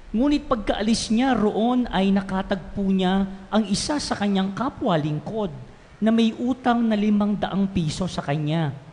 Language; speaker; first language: Filipino; non-native, local second language; Pampanga